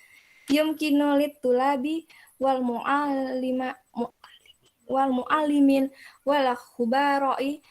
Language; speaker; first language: Arabic; non-native, learner; Indonesian